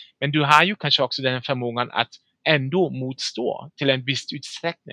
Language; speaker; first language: Swedish; non-native, fluent; German